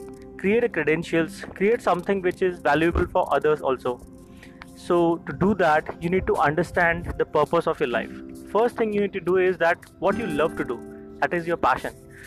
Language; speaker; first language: English; non-native, local second language; Hindi